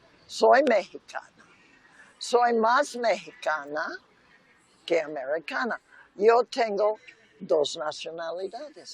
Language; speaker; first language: Spanish; early bilingual, other home language; English